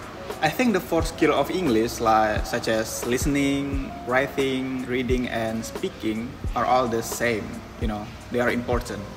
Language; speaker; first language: English; non-native, fluent; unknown